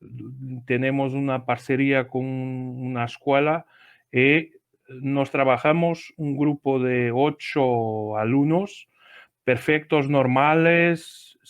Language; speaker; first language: Spanish; non-native, learner; Portuguese